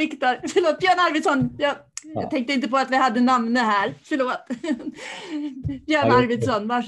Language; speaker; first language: Swedish; native; Swedish